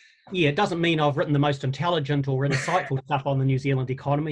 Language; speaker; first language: English; native; English